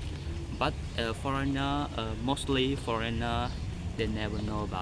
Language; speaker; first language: English; non-native, learner; Khmer